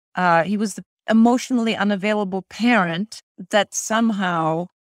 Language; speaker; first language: English; non-native, fluent; Swedish